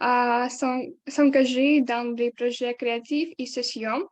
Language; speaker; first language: French; non-native, learner; Ukrainian